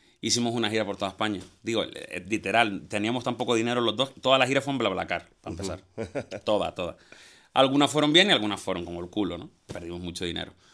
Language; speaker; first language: Spanish; native; Spanish